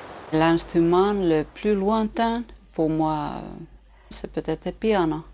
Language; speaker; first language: French; non-native, fluent; Finnish